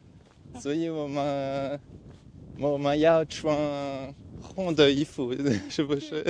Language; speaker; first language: Chinese; non-native, learner; French